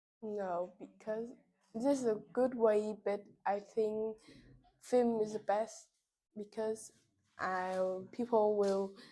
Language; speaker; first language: English; non-native, learner; Vietnamese